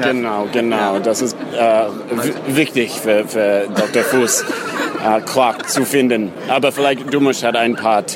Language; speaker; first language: German; non-native, learner; English